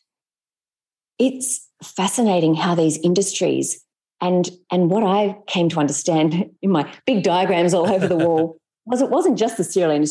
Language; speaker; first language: English; native; English